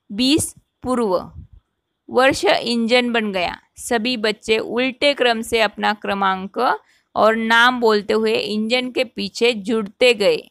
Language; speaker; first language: Hindi; non-native, local second language; Marathi